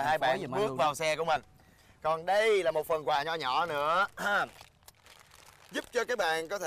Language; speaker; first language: Vietnamese; native; Vietnamese